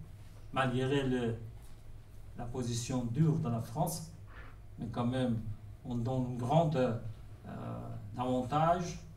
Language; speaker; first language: French; non-native, fluent; Persian